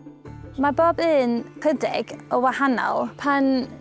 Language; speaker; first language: Welsh; non-native, learner; English